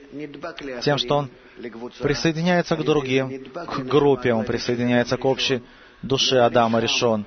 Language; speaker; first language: Russian; native; Russian